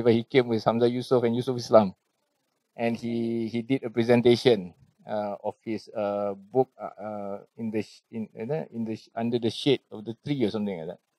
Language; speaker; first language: English; non-native, local second language; Malay